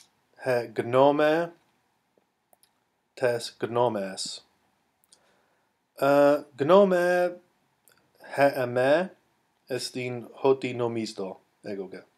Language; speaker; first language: Greek; non-native, fluent; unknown